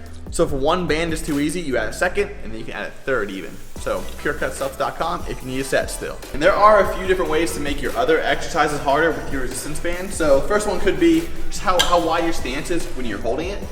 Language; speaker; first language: English; native; English